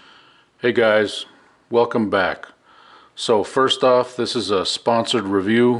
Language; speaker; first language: English; native; English